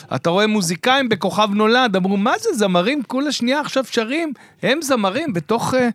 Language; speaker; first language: Hebrew; native; Hebrew